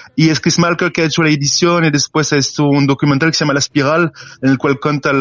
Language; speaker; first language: Spanish; non-native, learner; French